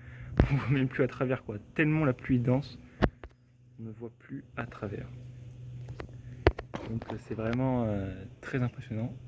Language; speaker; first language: French; native; French